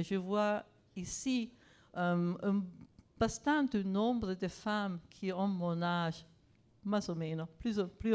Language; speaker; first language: French; non-native, fluent; Italian